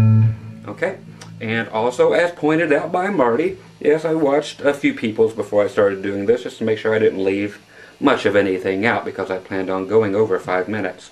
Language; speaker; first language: English; native; English